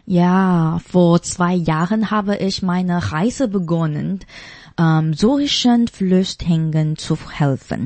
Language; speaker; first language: German; non-native, fluent; Chinese